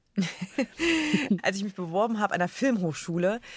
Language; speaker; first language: German; native; German